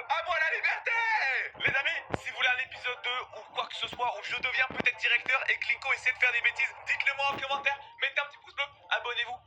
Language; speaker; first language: French; native; French